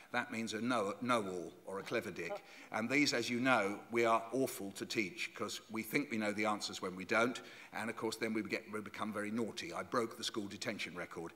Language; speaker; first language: English; native; English